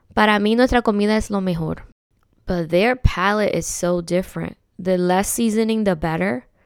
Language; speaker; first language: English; early bilingual, other home language; Spanish